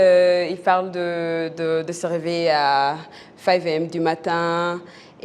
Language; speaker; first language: French; non-native, local second language; Kinyarwanda